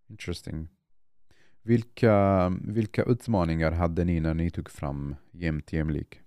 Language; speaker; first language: Swedish; non-native, fluent; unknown